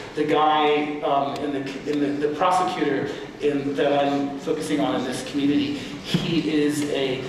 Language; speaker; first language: English; native; English